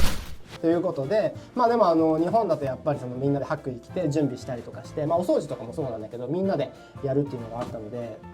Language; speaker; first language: Japanese; native; Japanese